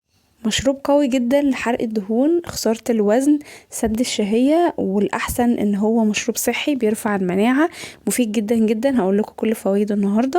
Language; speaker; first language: Arabic; native; Arabic